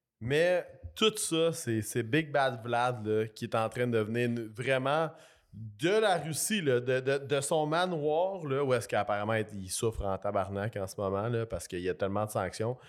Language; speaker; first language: French; native; French